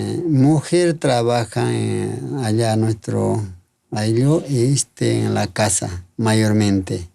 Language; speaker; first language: Spanish; non-native, local second language; Quechua